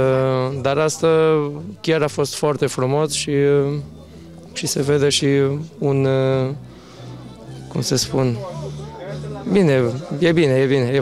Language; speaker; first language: Romanian; non-native, learner; Portuguese